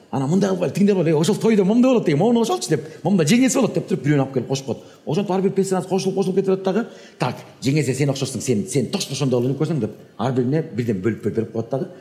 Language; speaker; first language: Kyrgyz; native; Kyrgyz